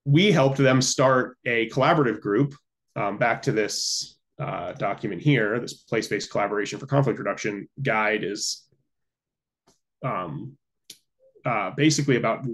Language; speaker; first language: English; native; English